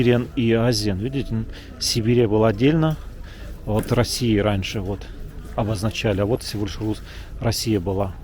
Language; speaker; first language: Russian; native; Russian